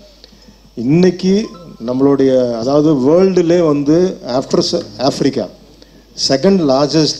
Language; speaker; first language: Tamil; native; Tamil